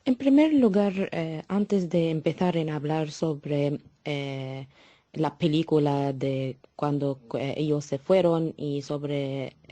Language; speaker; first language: Spanish; non-native, fluent; Arabic